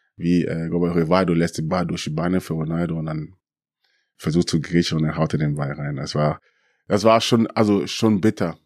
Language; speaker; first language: German; early bilingual, other home language; Akan